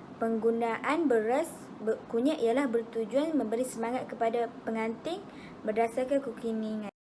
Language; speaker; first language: Malay; native; Malay